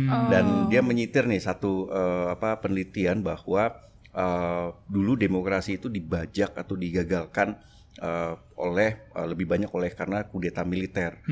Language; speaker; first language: Indonesian; native; Indonesian